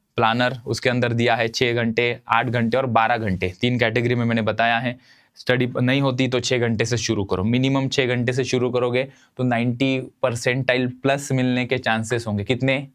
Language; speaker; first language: Hindi; non-native, local second language; Marathi